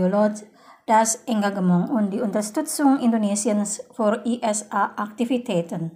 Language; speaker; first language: German; non-native, fluent; Indonesian